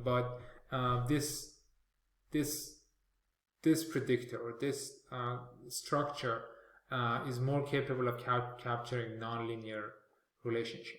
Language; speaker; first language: English; non-native, fluent; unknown